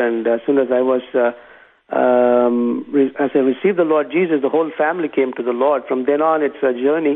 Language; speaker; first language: English; non-native, local second language; Tamil